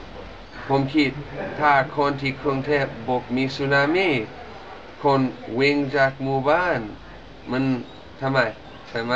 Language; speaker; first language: Thai; non-native, learner; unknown